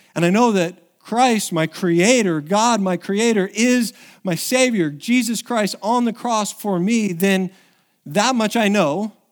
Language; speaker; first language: English; native; English